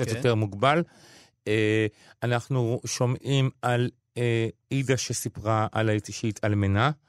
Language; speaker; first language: Hebrew; native; Hebrew